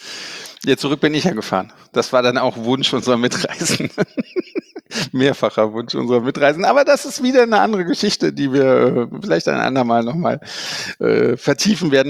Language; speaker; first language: German; native; German